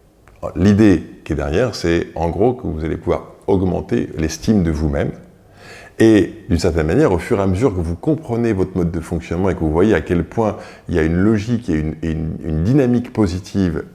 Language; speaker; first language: French; native; French